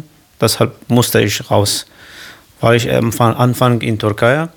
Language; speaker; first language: German; non-native, learner; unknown